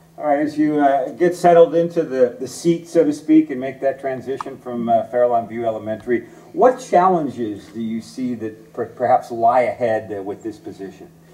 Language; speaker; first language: English; native; English